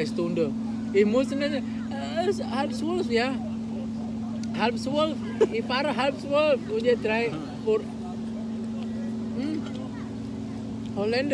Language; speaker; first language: German; non-native, learner; Indonesian